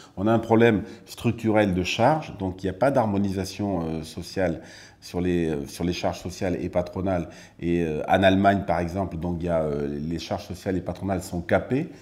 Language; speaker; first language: French; native; French